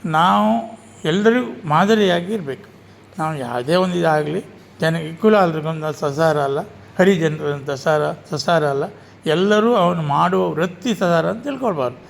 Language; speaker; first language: Kannada; native; Kannada